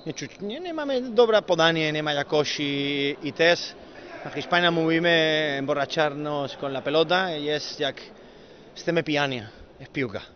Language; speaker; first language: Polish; non-native, learner; Spanish